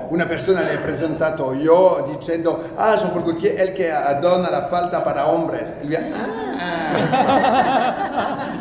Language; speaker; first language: Spanish; non-native, learner; French